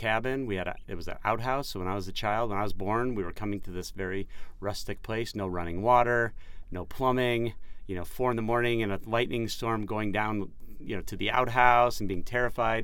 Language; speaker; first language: English; native; English